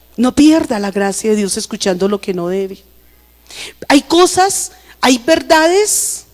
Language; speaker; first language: Spanish; native; Spanish